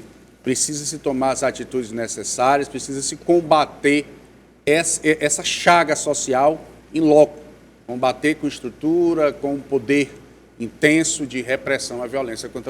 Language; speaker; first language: Portuguese; native; Portuguese